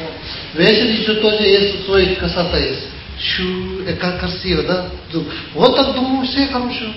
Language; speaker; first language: Russian; non-native, learner; Tibetan